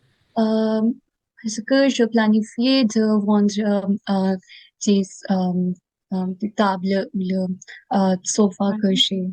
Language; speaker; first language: French; non-native, learner; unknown